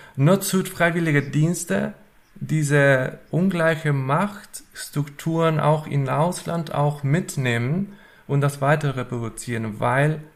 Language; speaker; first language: German; non-native, fluent; Spanish